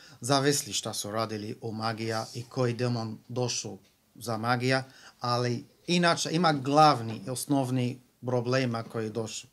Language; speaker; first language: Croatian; non-native, learner; Arabic